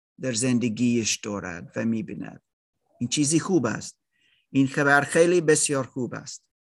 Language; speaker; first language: Persian; non-native, learner; English